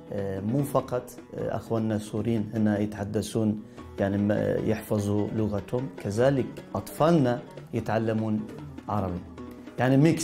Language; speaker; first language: Arabic; non-native, local second language; Turkish